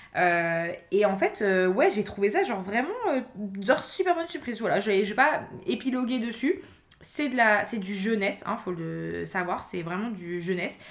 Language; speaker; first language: French; native; French